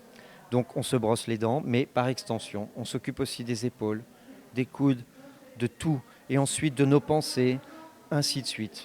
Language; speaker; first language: French; native; French